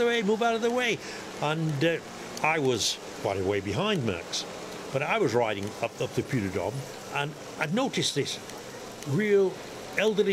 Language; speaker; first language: English; native; English